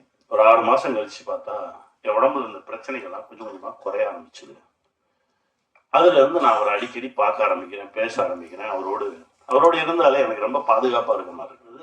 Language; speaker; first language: Tamil; native; Tamil